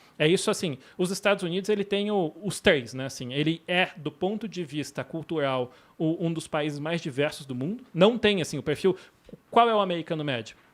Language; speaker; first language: Portuguese; native; Portuguese